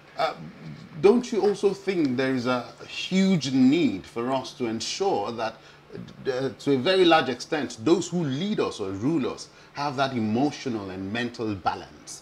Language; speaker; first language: English; non-native, local second language; Yoruba